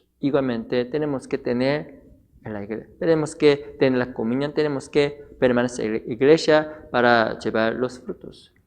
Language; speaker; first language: Spanish; non-native, fluent; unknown